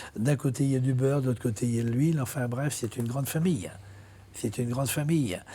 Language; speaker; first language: French; native; French